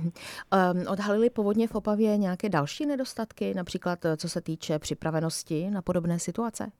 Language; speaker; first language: Czech; native; Czech